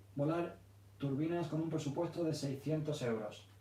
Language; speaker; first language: Spanish; early bilingual, other home language; English